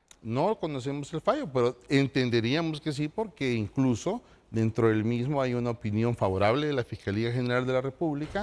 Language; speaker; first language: Spanish; native; Spanish